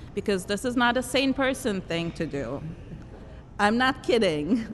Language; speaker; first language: English; non-native, fluent; Turkish